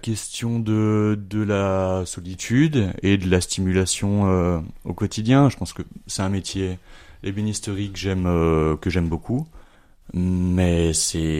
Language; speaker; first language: French; native; French